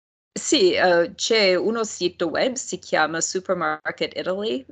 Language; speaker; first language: Italian; non-native, fluent; English